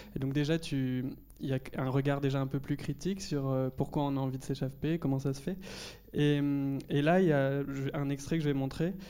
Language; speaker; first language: French; native; French